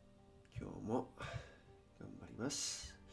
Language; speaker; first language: Japanese; non-native, learner; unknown